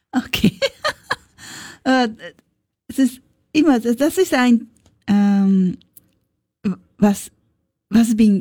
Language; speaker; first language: German; non-native, learner; Japanese